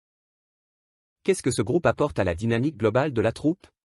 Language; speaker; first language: French; native; French